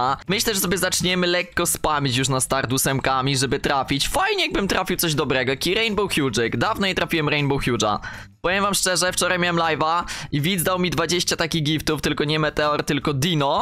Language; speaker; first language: Polish; native; Polish